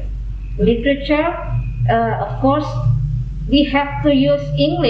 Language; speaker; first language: English; non-native, fluent; Indonesian